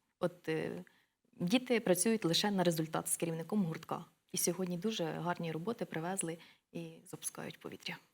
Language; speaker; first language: Ukrainian; native; Ukrainian